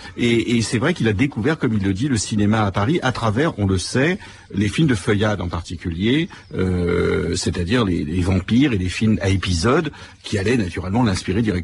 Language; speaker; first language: French; native; French